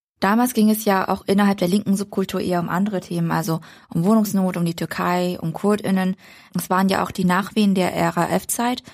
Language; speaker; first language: German; early bilingual, other home language; Vietnamese